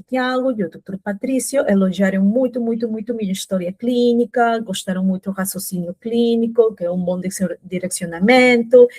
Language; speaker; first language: Portuguese; non-native, fluent; Spanish